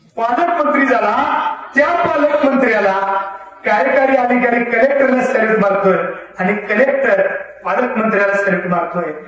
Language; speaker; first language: Marathi; non-native, local second language; Kannada